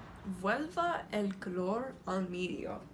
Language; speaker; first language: Spanish; non-native, learner; English